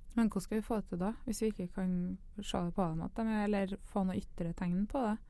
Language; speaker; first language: Norwegian; native; Norwegian